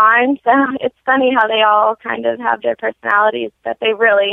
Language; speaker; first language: English; native; English